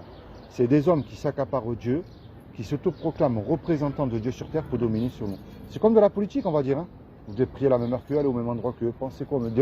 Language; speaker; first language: French; native; French